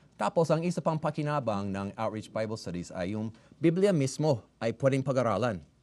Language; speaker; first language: Filipino; non-native, fluent; English